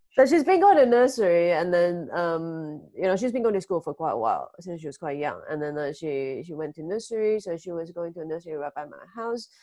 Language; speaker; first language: English; early bilingual, other home language; Chinese